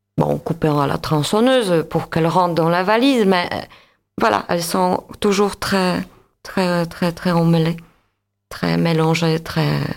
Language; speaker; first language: French; non-native, fluent; Polish